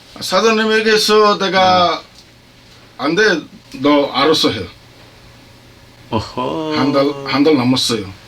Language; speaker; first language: Korean; non-native, learner; Bangla